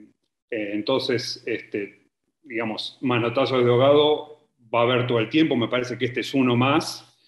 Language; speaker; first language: Spanish; native; Spanish